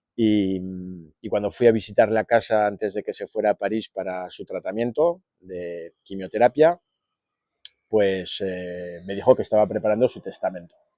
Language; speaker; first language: Spanish; native; Spanish